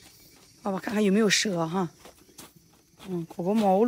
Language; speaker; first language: Chinese; native; Chinese